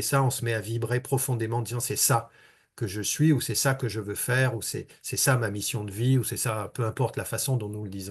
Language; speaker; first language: French; native; French